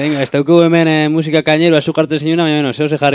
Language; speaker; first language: Basque; native; Basque